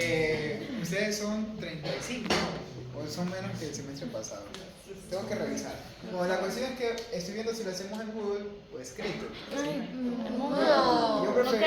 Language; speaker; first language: Spanish; native; Spanish